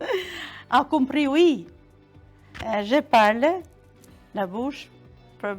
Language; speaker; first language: French; non-native, learner; Albanian